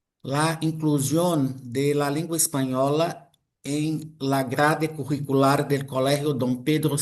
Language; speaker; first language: Spanish; non-native, fluent; Portuguese